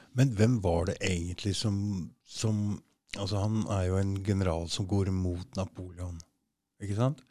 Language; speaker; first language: Norwegian; native; Norwegian